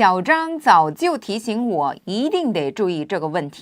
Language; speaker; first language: Chinese; non-native, fluent; Korean